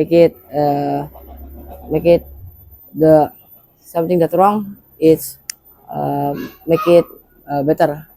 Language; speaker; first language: English; non-native, learner; Indonesian